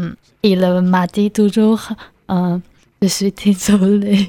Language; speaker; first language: French; non-native, learner; Chinese